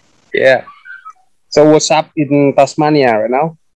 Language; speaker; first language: English; non-native, fluent; Indonesian